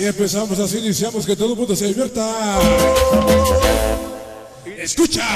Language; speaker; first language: Spanish; native; Spanish